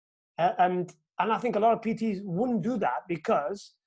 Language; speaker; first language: English; non-native, fluent; Portuguese